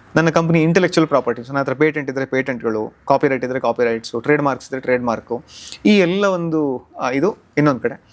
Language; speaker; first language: Kannada; native; Kannada